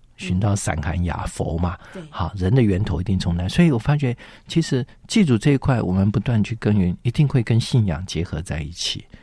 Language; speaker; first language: Chinese; native; Chinese